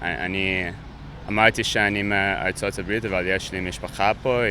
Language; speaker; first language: Hebrew; non-native, learner; English